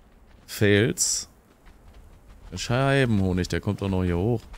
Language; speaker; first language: German; native; German